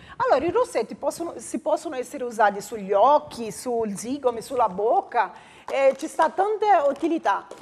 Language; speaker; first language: Italian; non-native, fluent; Portuguese